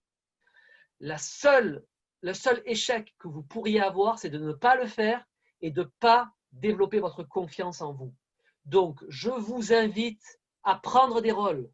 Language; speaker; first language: French; native; French